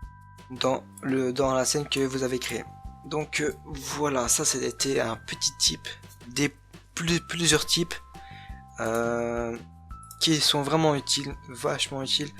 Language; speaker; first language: French; native; French